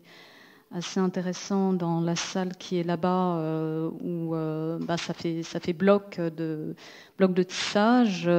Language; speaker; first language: French; native; French